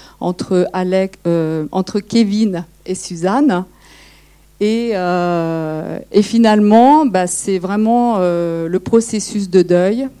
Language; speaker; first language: French; native; French